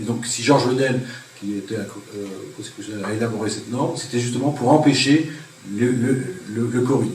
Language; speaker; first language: French; native; French